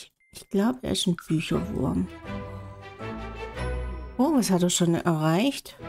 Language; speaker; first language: German; native; German